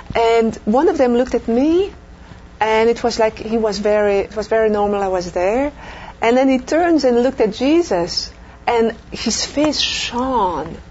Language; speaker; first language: English; non-native, fluent; French